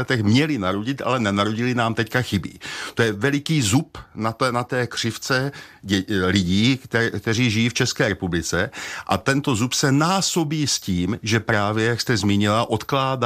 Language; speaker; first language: Czech; native; Czech